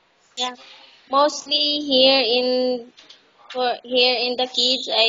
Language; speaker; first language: English; non-native, learner; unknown